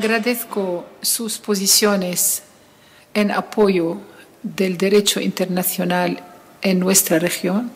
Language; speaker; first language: Spanish; non-native, fluent; Arabic